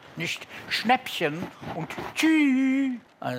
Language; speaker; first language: German; native; German